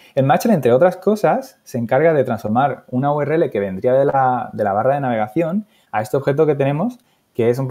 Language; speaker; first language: Spanish; native; Spanish